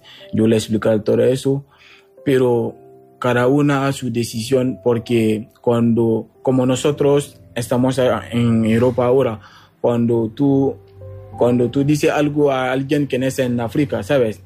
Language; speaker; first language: Spanish; non-native, learner; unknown